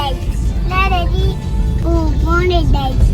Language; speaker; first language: French; early bilingual, heritage; French